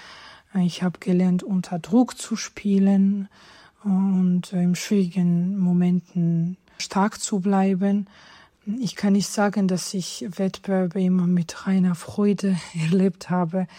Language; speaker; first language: German; non-native, fluent; Georgian